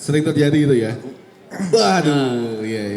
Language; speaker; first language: Indonesian; native; Indonesian